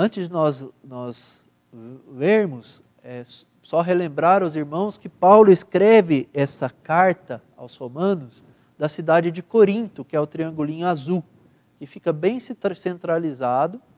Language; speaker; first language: Portuguese; native; Portuguese